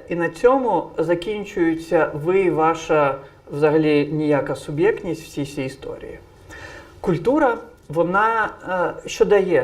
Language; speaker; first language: Ukrainian; non-native, fluent; Crimean Tatar